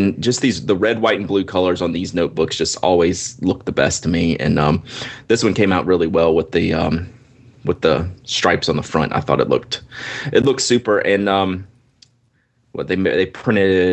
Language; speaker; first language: English; native; English